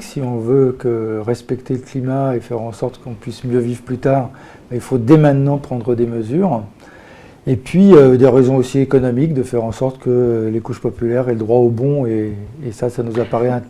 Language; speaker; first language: French; native; French